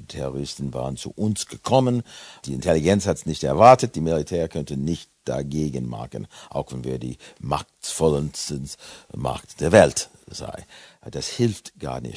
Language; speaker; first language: German; non-native, fluent; English